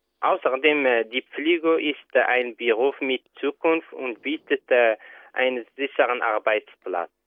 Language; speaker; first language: German; non-native, learner; Arabic